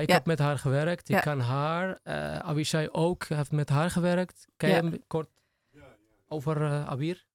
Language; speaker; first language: Dutch; non-native, learner; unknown